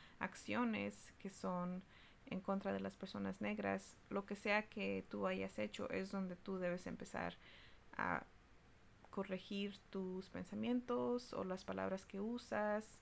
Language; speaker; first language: Spanish; early bilingual, heritage; Spanish